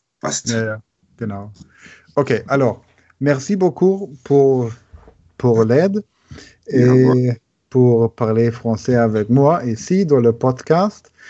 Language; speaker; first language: French; non-native, learner; German